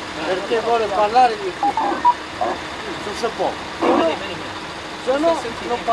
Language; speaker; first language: Italian; non-native, learner; Romanian